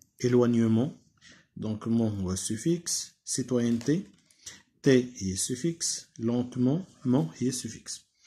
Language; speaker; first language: French; non-native, local second language; Arabic